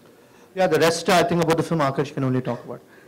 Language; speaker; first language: English; non-native, local second language; Hindi